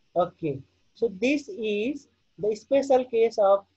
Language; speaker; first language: English; non-native, local second language; Nepali